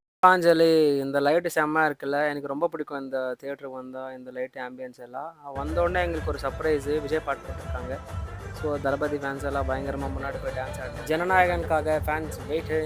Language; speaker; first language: Tamil; non-native, local second language; Telugu